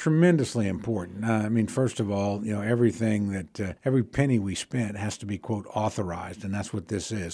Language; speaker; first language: English; native; English